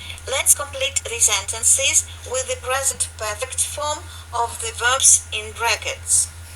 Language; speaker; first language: English; non-native, fluent; Ukrainian